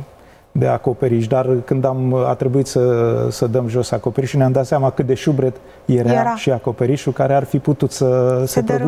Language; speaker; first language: Romanian; native; Romanian